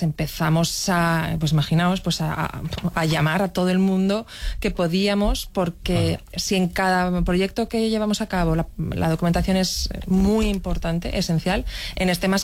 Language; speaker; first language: Spanish; native; Spanish